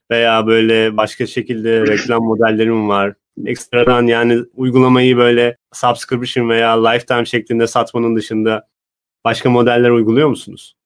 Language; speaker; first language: Turkish; native; Turkish